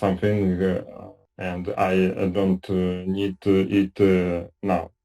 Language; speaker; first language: English; non-native, learner; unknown